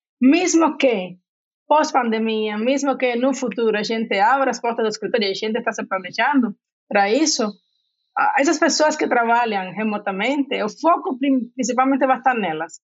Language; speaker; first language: Portuguese; non-native, fluent; Spanish